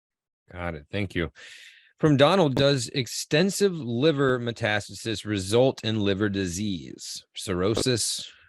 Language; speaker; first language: English; native; English